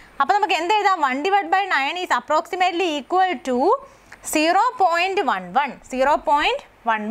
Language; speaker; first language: Malayalam; native; Malayalam